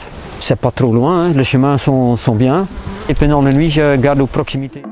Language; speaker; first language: French; non-native, fluent; Dutch